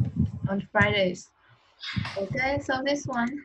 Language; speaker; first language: English; non-native, learner; Vietnamese